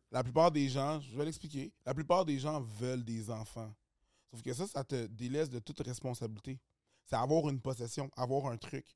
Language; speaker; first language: French; early bilingual, other home language; Haitian Creole